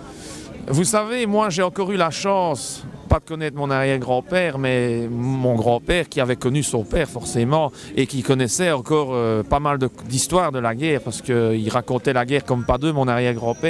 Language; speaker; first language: French; native; French